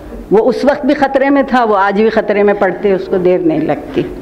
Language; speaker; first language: Urdu; native; Urdu